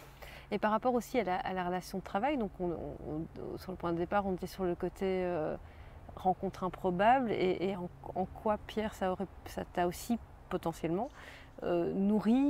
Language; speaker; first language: French; native; French